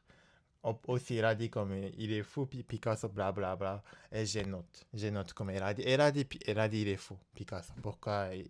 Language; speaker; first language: French; non-native, learner; Japanese